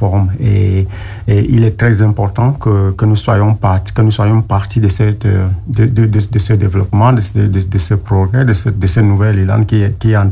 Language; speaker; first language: English; non-native, local second language; French